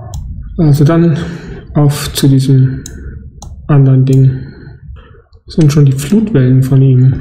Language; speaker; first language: German; native; German